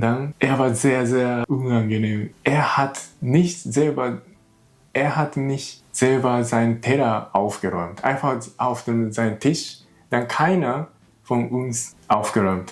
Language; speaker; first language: German; non-native, learner; Japanese